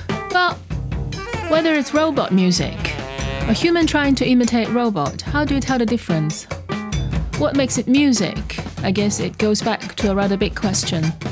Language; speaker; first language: English; non-native, fluent; Chinese